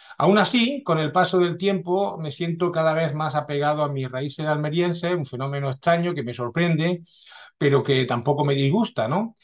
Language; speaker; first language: Spanish; early bilingual, heritage; Spanish